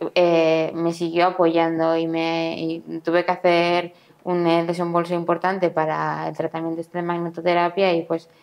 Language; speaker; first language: Spanish; native; Spanish